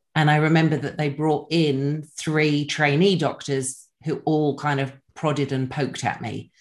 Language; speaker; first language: English; native; English